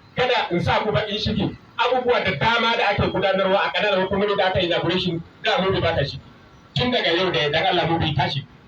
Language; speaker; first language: Hausa; native; Hausa